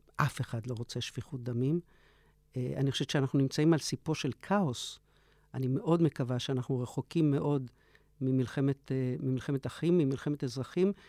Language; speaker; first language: Hebrew; early bilingual, other home language; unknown